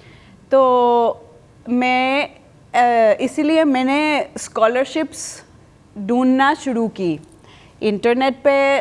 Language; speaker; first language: Hindi; non-native, fluent; Spanish